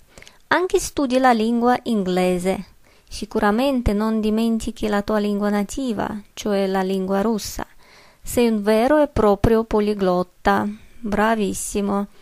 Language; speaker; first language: Italian; non-native, fluent; Russian